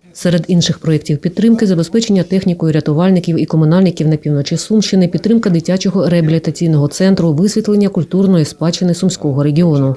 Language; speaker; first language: Ukrainian; native; Ukrainian